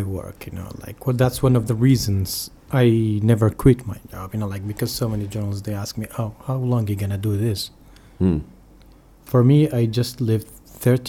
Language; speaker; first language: English; non-native, fluent; Arabic